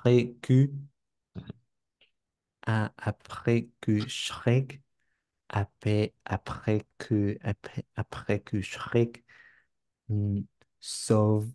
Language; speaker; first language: French; non-native, learner; English